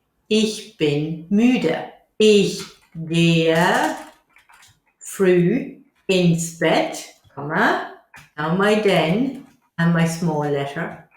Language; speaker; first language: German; non-native, fluent; English